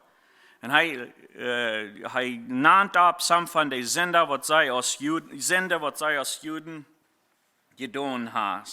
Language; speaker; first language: German; non-native, learner; Plautdietsch